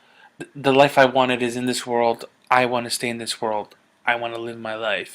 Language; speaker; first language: English; native; English